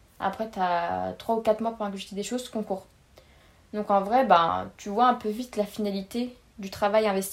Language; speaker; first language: French; native; French